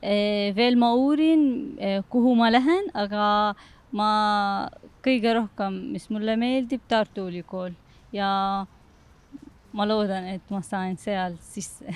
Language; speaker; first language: Estonian; non-native, learner; Arabic